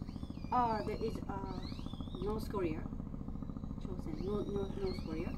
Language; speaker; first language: English; non-native, local second language; Japanese